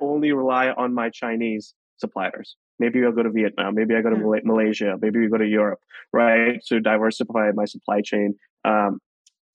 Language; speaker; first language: English; non-native, local second language; Hindi